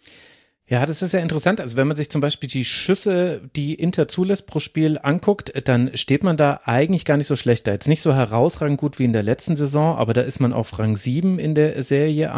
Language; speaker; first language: German; native; German